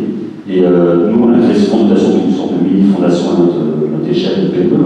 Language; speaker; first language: French; native; French